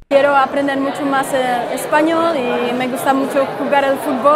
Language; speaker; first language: Spanish; non-native, learner; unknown